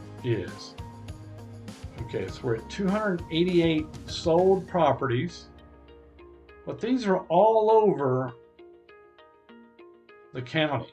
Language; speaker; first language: English; native; English